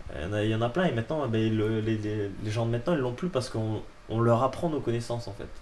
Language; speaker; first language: French; native; French